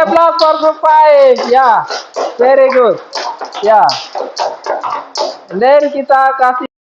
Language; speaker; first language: English; non-native, fluent; Indonesian